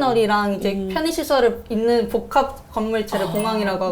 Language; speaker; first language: Korean; native; Korean